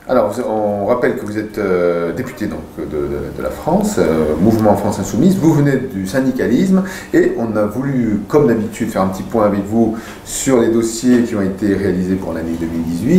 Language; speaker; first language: French; native; French